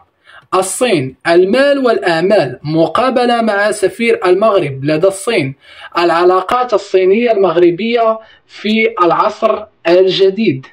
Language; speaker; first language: Arabic; native; Arabic